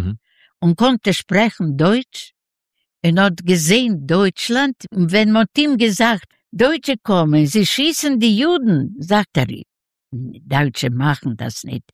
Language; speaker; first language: German; non-native, learner; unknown